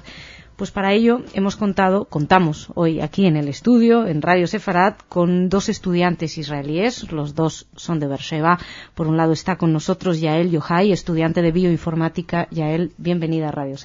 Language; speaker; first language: Spanish; native; Spanish